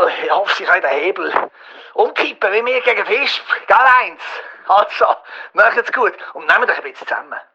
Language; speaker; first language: German; native; German